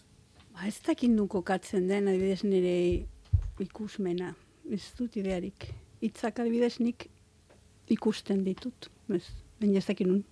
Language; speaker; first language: Basque; non-native, local second language; Spanish